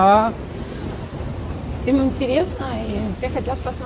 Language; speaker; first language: Russian; native; Russian